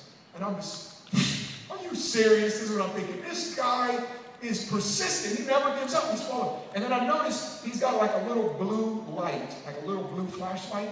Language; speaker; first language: English; native; English